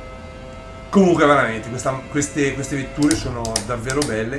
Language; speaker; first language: Italian; native; Italian